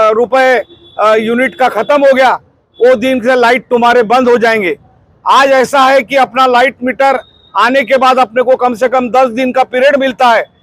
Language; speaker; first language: Hindi; non-native, local second language; Marathi